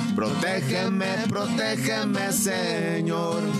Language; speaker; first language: Spanish; native; Spanish